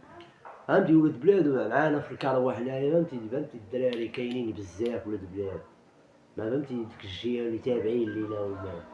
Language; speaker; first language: Arabic; native; Arabic